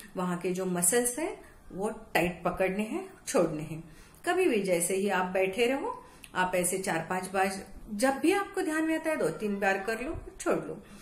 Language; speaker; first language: Hindi; non-native, local second language; Marathi